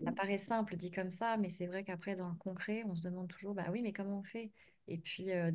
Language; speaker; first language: French; native; French